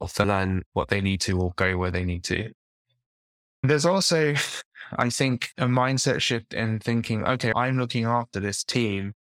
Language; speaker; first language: English; native; English